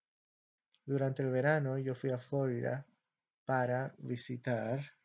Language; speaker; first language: Spanish; non-native, fluent; English